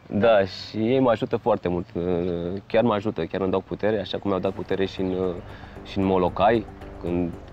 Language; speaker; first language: Romanian; native; Romanian